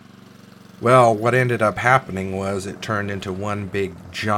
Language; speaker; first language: English; native; English